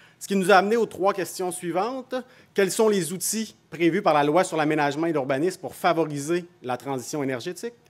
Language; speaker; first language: French; native; French